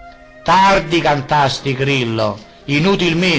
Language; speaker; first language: Italian; native; Italian